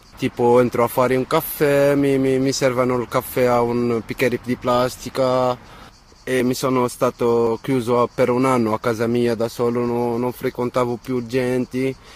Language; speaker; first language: Italian; non-native, fluent; Arabic